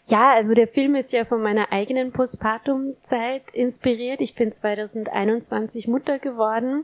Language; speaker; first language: German; native; German